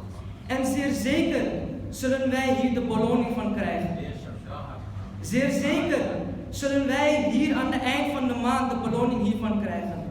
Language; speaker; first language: Dutch; early bilingual, other home language; Urdu